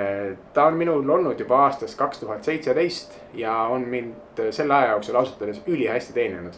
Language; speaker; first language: Estonian; native; Estonian